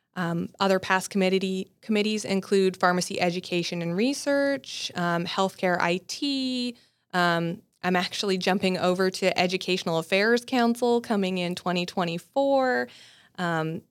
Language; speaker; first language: English; native; English